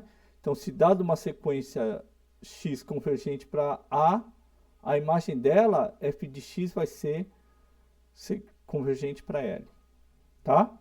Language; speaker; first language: Portuguese; native; Portuguese